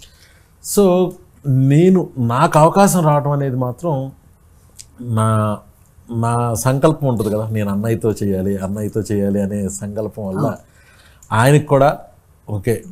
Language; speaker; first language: Telugu; native; Telugu